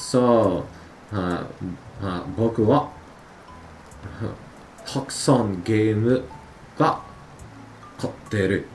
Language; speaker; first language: Japanese; non-native, learner; English